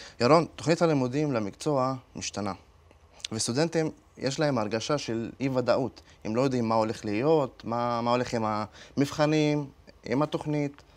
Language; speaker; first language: Hebrew; non-native, local second language; Arabic